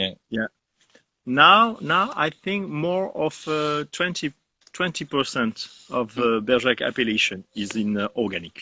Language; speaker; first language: English; non-native, learner; French